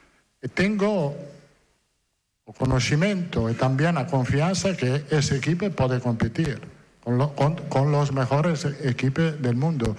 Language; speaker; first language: Portuguese; non-native, fluent; Italian